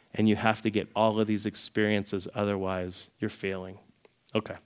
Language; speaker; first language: English; native; English